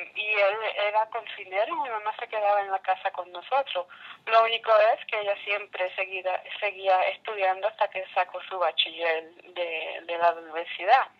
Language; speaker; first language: Spanish; early bilingual, heritage; Spanish